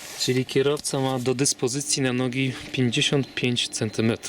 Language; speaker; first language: Polish; native; Polish